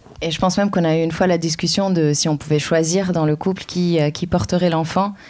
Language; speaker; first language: French; native; French